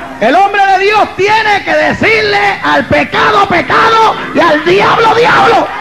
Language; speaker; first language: Spanish; native; Spanish